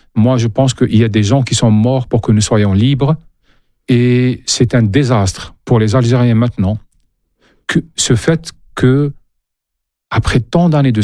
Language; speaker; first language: French; non-native, local second language; Arabic